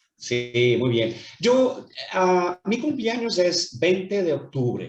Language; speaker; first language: Spanish; non-native, fluent; Portuguese